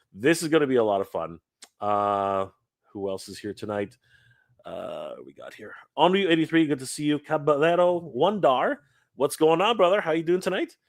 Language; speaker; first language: English; native; English